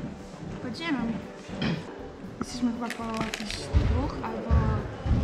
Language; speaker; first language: Polish; native; Polish